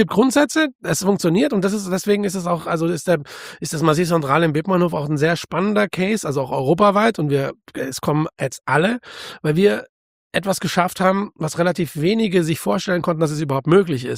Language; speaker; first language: German; native; German